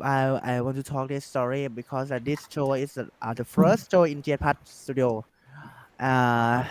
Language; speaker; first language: English; non-native, learner; Thai